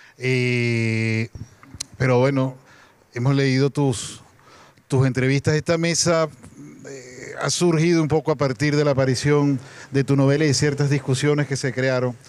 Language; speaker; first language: Spanish; native; Spanish